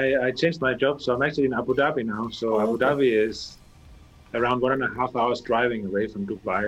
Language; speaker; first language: English; non-native, fluent; Danish